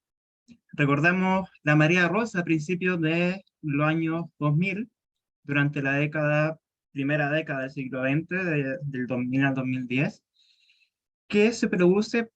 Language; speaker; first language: Spanish; native; Spanish